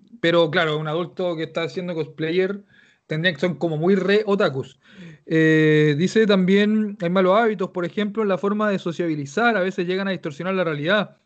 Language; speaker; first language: Spanish; native; Spanish